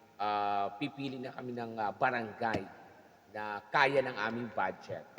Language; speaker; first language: Filipino; non-native, local second language; Bikol